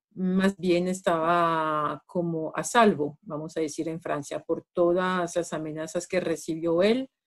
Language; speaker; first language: Spanish; non-native, fluent; French